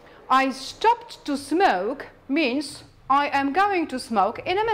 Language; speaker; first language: English; non-native, fluent; Polish